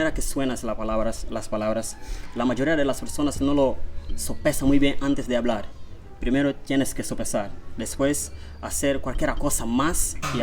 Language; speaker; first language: Spanish; non-native, learner; Portuguese